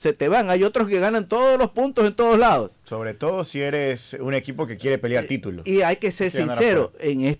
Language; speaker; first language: Spanish; native; Spanish